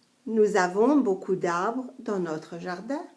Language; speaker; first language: French; non-native, fluent; English